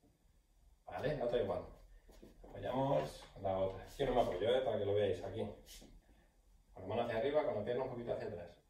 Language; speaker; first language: Spanish; native; Spanish